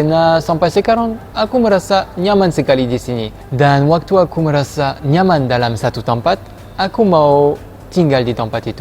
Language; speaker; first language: Indonesian; non-native, fluent; French